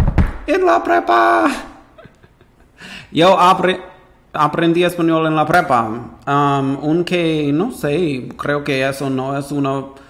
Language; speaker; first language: Spanish; non-native, fluent; English